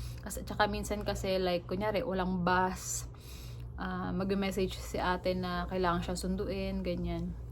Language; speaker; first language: Filipino; native; Filipino